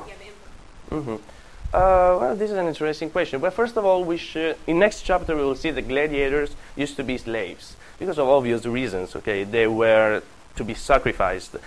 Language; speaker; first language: English; non-native, fluent; Italian